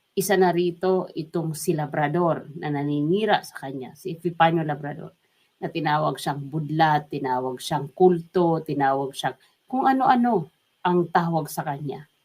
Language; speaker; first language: Filipino; non-native, local second language; Waray